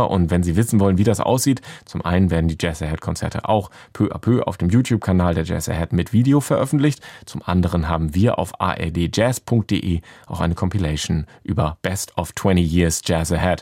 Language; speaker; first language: German; native; German